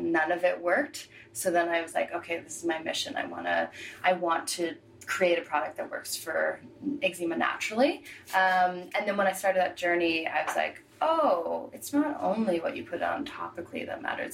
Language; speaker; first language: English; native; English